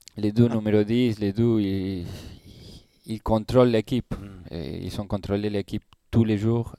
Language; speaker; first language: French; non-native, learner; Spanish